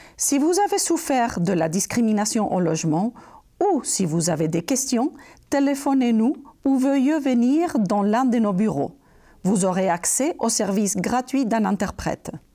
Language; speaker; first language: French; non-native, fluent; Spanish